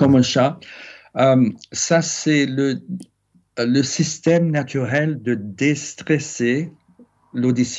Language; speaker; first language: French; non-native, fluent; English